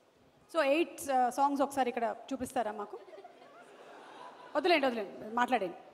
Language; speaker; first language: Telugu; native; Telugu